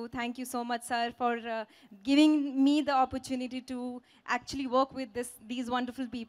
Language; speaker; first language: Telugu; non-native, local second language; Hindi